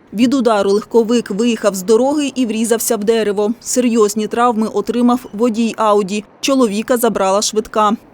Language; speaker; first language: Ukrainian; native; Ukrainian